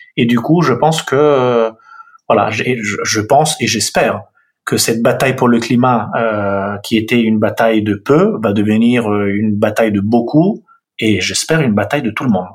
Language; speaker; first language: French; non-native, fluent; Italian